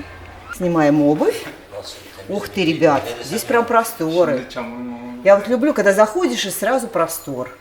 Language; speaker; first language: Russian; native; Russian